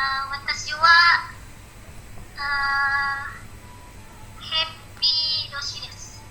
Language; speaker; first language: Japanese; non-native, learner; Indonesian